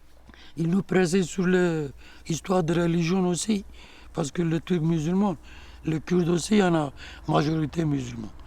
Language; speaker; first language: French; non-native, learner; Kurdish